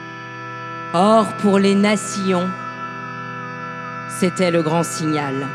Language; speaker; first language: French; native; French